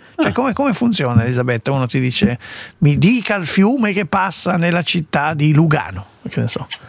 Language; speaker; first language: Italian; native; Italian